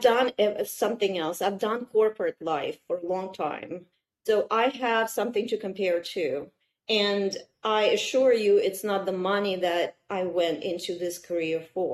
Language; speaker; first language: English; non-native, fluent; Russian